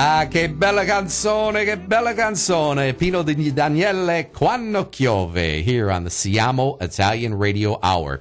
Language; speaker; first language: Italian; early bilingual, heritage; Italian